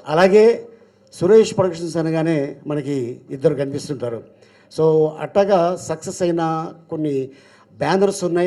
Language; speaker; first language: Telugu; native; Telugu